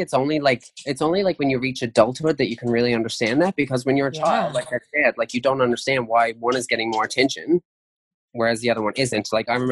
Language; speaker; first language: English; native; English